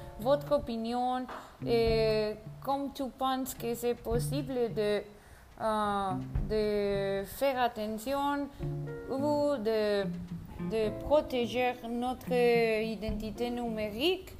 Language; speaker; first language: French; non-native, learner; Spanish